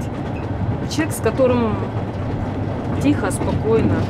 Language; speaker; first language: Russian; native; Russian